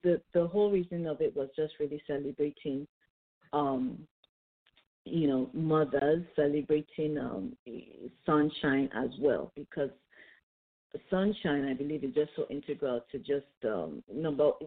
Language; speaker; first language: English; non-native, local second language; Yoruba